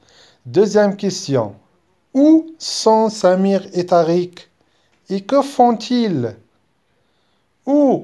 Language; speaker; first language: French; non-native, local second language; Arabic